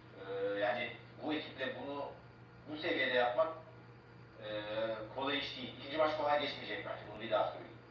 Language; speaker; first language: Turkish; native; Turkish